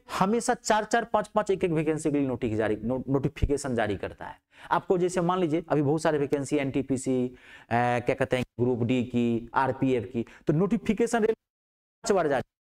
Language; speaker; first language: Hindi; native; Hindi